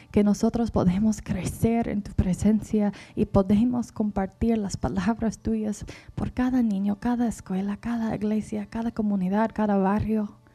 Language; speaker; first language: Spanish; non-native, fluent; English